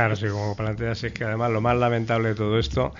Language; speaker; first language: Spanish; native; Spanish